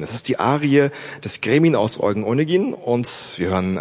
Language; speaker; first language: German; native; German